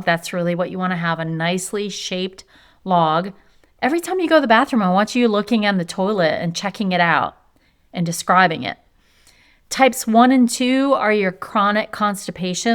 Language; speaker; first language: English; native; English